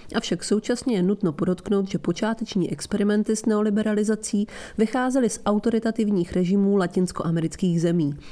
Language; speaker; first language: Czech; non-native, fluent; Italian